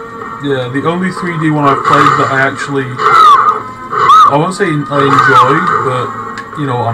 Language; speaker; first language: English; native; English